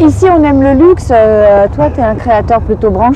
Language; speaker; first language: French; native; French